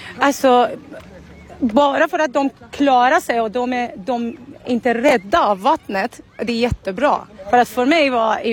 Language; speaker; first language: Swedish; non-native, fluent; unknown